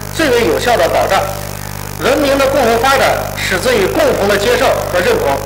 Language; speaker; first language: Chinese; native; Chinese